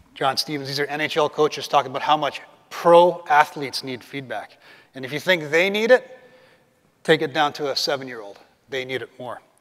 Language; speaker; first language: English; native; English